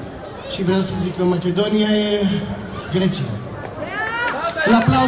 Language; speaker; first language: Romanian; non-native, fluent; Greek